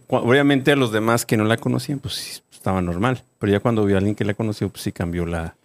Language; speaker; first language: Spanish; native; Spanish